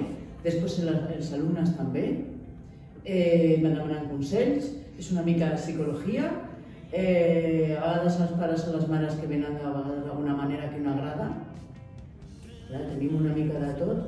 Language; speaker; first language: Catalan; non-native, local second language; Spanish